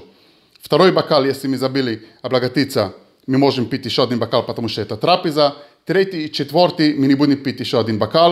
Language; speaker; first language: Russian; early bilingual, heritage; Hebrew